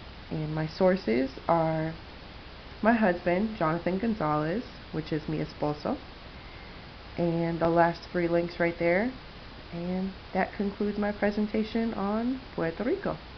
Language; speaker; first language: English; native; English